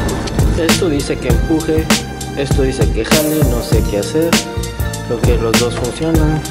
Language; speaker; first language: Spanish; non-native, fluent; Korean